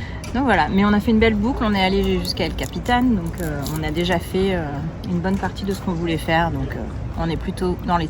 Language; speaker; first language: French; native; French